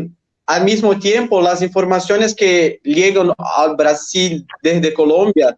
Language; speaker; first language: Spanish; non-native, fluent; Portuguese